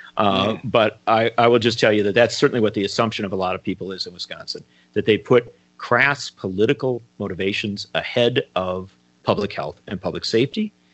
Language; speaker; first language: English; native; English